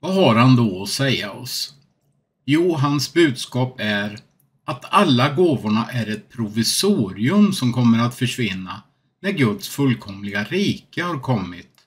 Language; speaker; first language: Swedish; native; Swedish